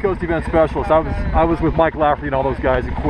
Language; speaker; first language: English; native; English